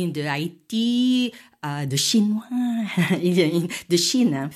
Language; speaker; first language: French; non-native, fluent; Filipino